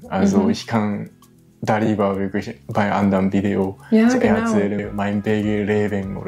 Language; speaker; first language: German; non-native, learner; Japanese